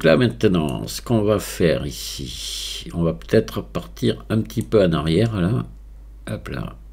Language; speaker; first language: French; native; French